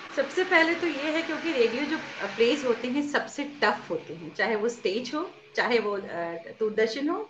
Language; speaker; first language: Hindi; native; Hindi